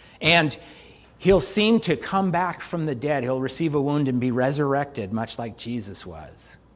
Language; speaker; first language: English; native; English